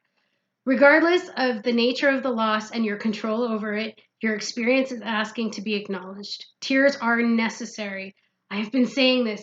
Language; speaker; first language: English; native; English